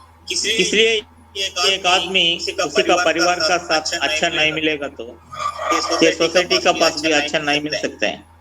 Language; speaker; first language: Hindi; non-native, local second language; Telugu